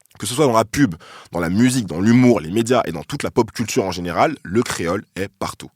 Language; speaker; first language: French; native; French